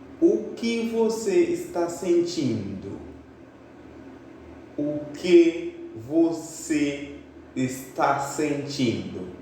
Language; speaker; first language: Portuguese; non-native, fluent; Haitian Creole